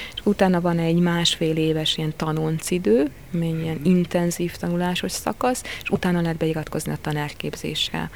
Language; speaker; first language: Hungarian; native; Hungarian